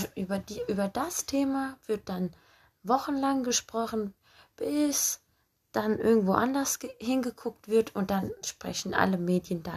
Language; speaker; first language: German; early bilingual, other home language; Turkish